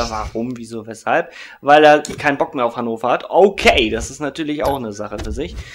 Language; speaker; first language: German; native; German